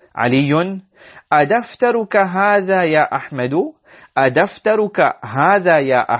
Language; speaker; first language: Arabic; non-native, fluent; English